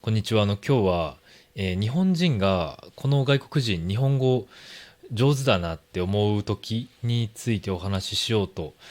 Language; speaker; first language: Japanese; native; Japanese